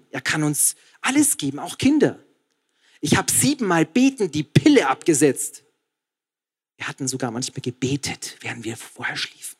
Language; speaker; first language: German; native; German